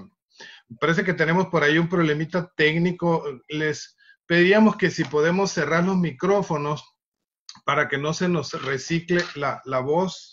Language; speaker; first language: Spanish; native; Spanish